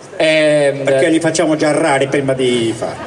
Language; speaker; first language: Italian; native; Italian